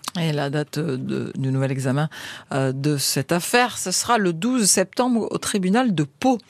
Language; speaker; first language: French; native; French